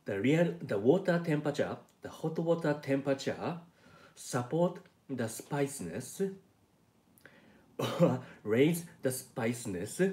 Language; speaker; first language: English; non-native, learner; Japanese